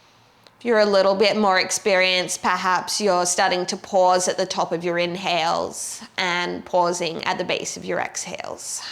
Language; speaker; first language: English; native; English